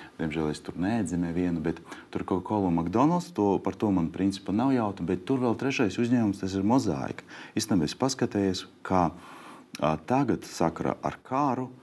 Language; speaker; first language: Latvian; non-native, local second language; Russian